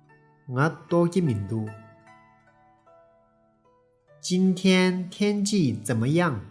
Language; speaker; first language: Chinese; non-native, fluent; Tibetan